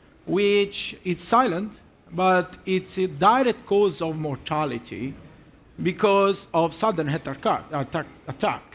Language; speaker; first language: English; non-native, fluent; Italian